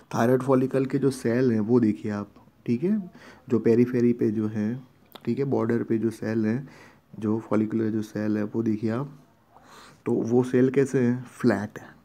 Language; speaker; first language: Hindi; non-native, local second language; Gujarati